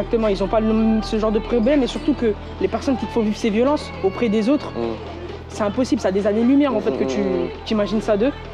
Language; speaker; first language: French; native; French